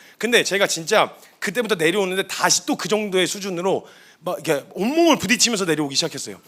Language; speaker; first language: Korean; native; Korean